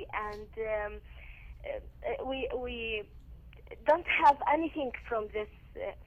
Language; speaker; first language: English; non-native, learner; Arabic